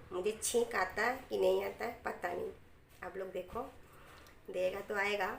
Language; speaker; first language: Hindi; non-native, local second language; Bangla